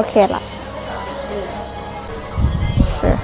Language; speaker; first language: Chinese; non-native, learner; Lao